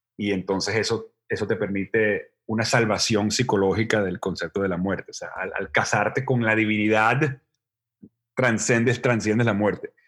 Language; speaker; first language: Spanish; native; Spanish